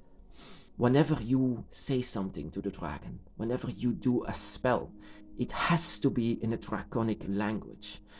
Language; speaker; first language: English; non-native, fluent; Dutch